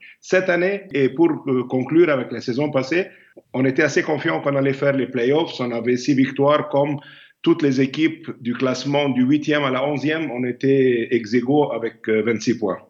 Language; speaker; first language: French; non-native, fluent; Arabic